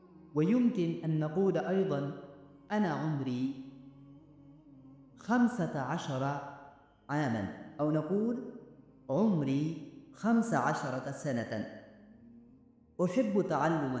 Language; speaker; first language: Arabic; non-native, fluent; Urdu